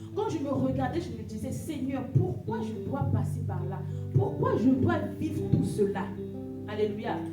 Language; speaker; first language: French; non-native, local second language; Lingala